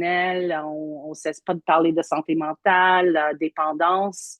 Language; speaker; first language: French; native; French